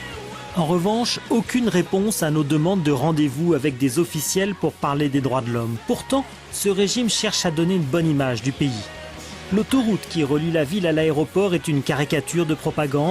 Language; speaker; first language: French; native; French